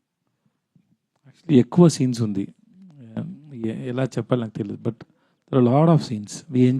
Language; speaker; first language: Telugu; non-native, learner; Tamil